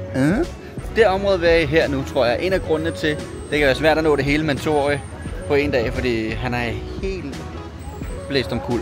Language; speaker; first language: Danish; native; Danish